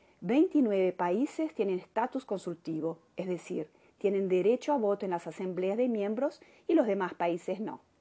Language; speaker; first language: Spanish; non-native, fluent; Portuguese